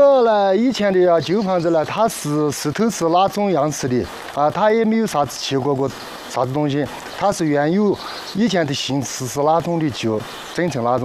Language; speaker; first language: Chinese; native; Chinese